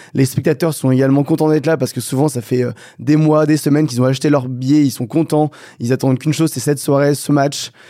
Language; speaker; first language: French; native; French